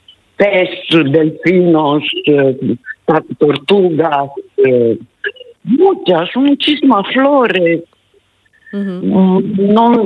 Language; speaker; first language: Spanish; non-native, learner; Italian